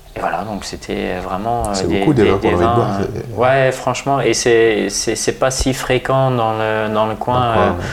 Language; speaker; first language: French; non-native, fluent; Dutch